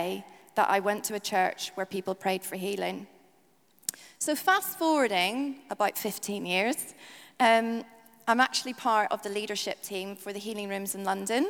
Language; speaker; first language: English; native; English